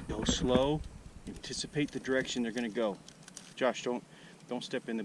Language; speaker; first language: English; native; English